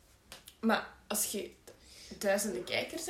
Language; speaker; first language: Dutch; native; Dutch